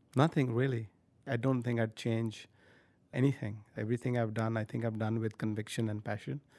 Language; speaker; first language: English; non-native, local second language; Punjabi